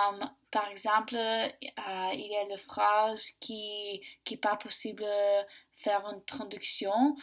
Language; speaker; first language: French; non-native, learner; English